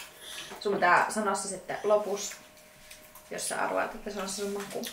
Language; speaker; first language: Finnish; native; Finnish